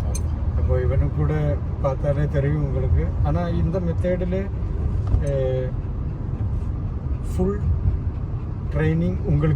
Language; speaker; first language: Tamil; non-native, learner; Malayalam